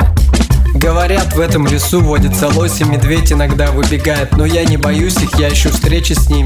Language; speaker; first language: Russian; native; Russian